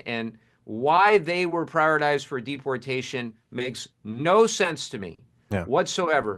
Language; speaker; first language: English; native; English